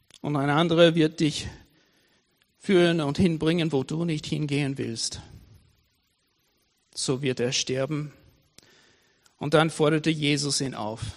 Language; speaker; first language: German; non-native, fluent; English